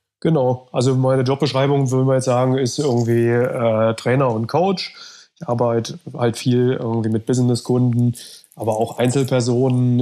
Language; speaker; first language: German; native; German